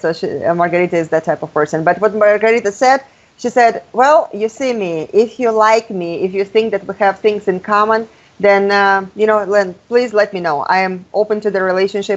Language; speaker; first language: English; non-native, fluent; Russian